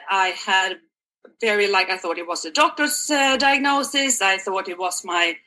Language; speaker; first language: English; non-native, fluent; Swedish